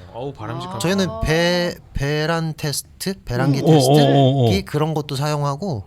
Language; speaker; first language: Korean; native; Korean